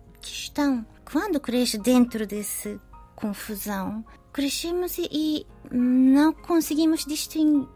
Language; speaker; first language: Portuguese; non-native, learner; Japanese